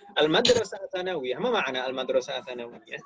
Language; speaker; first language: Arabic; non-native, fluent; Indonesian